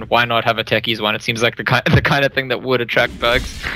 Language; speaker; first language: English; native; English